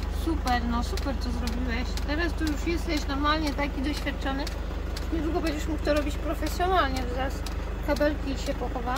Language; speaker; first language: Polish; native; Polish